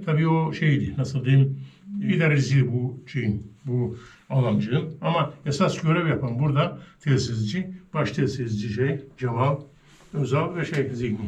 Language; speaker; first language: Turkish; native; Turkish